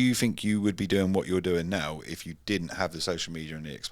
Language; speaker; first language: English; native; English